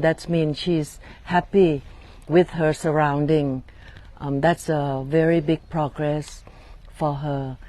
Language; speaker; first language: English; non-native, fluent; Thai